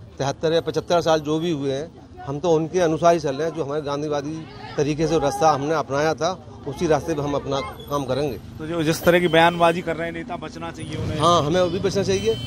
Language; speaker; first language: Hindi; native; Hindi